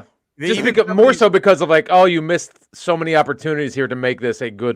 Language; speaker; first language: English; native; English